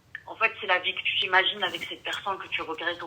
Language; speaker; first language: French; early bilingual, other home language; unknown